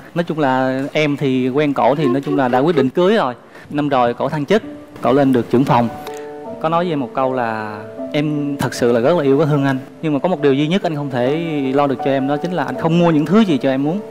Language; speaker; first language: Vietnamese; native; Vietnamese